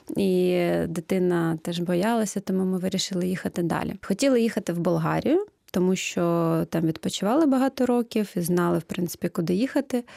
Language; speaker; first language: Ukrainian; native; Ukrainian